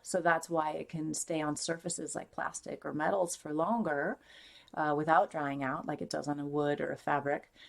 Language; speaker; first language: English; native; English